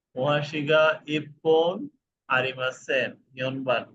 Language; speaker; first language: Japanese; non-native, fluent; Bangla